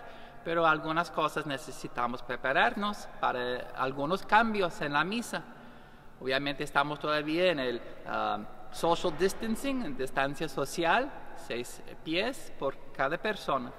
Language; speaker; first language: Spanish; non-native, learner; English